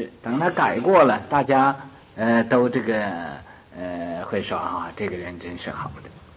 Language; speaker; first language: Chinese; native; Chinese